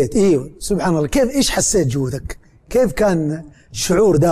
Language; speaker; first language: Arabic; native; Arabic